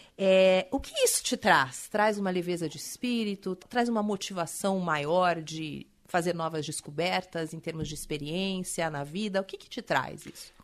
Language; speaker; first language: Portuguese; native; Portuguese